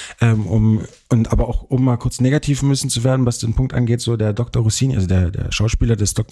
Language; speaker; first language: German; native; German